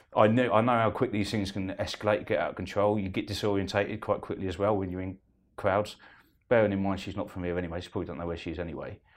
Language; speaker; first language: English; native; English